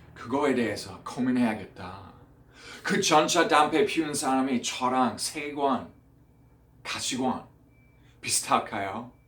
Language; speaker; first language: Korean; non-native, fluent; English